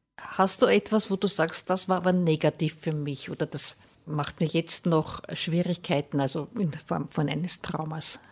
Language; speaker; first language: German; native; German